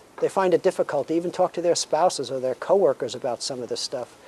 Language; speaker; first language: English; native; English